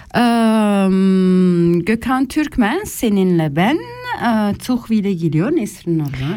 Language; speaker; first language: Turkish; early bilingual, heritage; Turkish